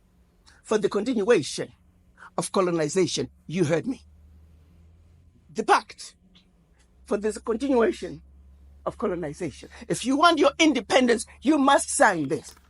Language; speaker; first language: English; non-native, local second language; Shona